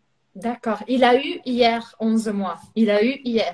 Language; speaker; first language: French; non-native, fluent; Portuguese